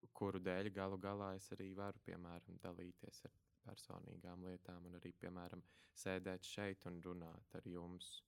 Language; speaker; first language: Latvian; native; Latvian